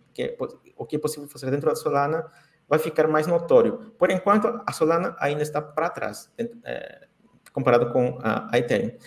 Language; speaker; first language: Portuguese; non-native, fluent; Spanish